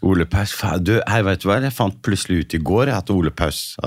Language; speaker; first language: Norwegian; native; Norwegian